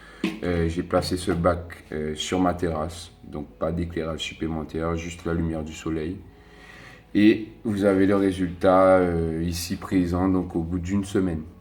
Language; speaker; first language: French; native; French